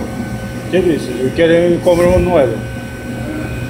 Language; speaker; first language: Spanish; non-native, learner; English